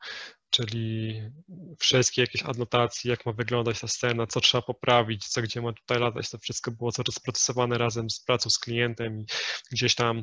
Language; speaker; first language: Polish; native; Polish